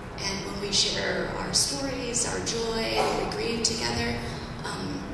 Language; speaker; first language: English; native; English